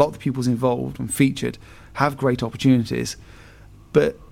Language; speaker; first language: English; native; English